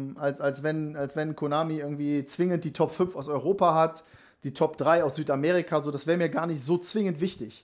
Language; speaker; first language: German; native; German